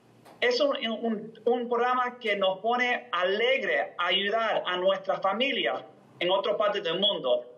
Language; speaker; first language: Spanish; non-native, fluent; English